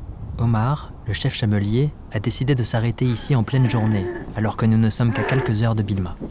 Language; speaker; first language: French; native; French